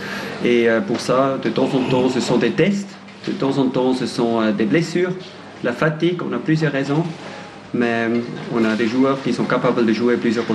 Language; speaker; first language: French; non-native, fluent; German